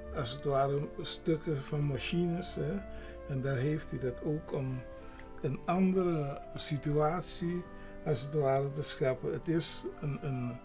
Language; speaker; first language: English; non-native, learner; Papiamento